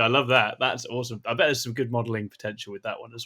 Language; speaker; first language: English; native; English